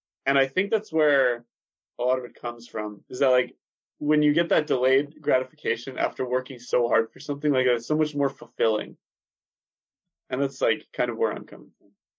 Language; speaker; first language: English; native; English